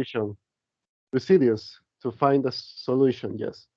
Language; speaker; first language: English; non-native, learner; Spanish